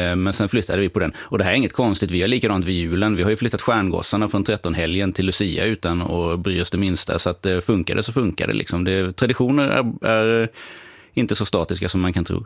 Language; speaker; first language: Swedish; native; Swedish